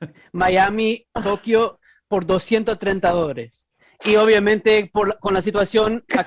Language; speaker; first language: Spanish; non-native, fluent; English